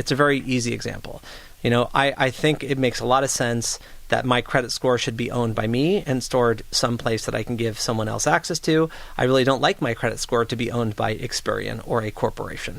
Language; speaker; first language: English; native; English